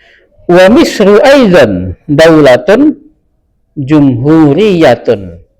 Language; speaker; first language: Arabic; non-native, fluent; Indonesian